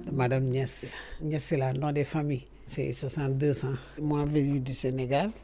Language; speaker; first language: French; non-native, learner; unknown